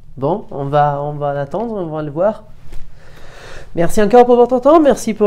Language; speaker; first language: French; non-native, learner; Italian